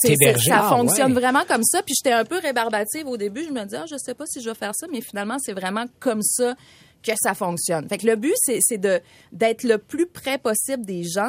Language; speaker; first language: French; native; French